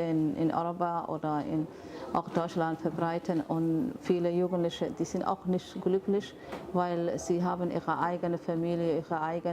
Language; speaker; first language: German; non-native, fluent; Somali